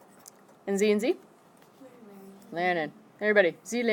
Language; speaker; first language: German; non-native, fluent; English